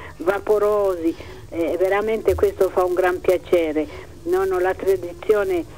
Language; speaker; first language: Italian; early bilingual, other home language; Amharic